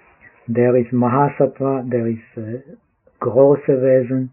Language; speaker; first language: German; non-native, fluent; Czech